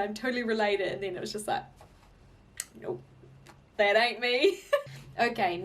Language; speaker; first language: English; native; English